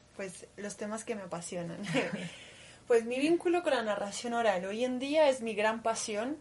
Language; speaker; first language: Spanish; early bilingual, other home language; Russian